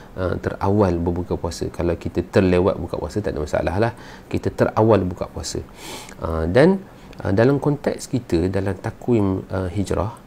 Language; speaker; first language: Malay; native; Malay